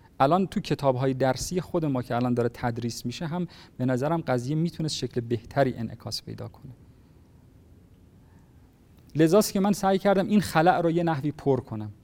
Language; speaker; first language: Persian; native; Persian